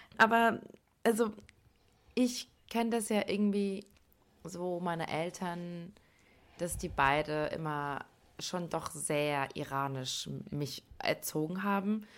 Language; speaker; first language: German; early bilingual, other home language; Persian